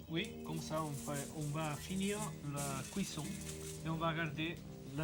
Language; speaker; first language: French; non-native, fluent; Spanish